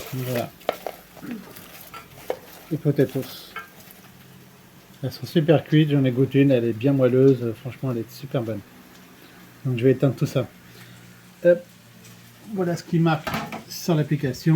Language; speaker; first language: French; native; French